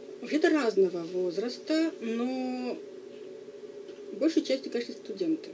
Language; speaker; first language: Russian; native; Russian